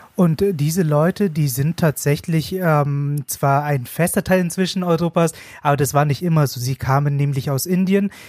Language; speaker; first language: German; early bilingual, other home language; Vietnamese